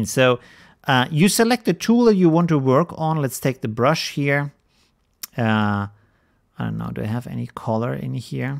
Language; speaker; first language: English; non-native, fluent; German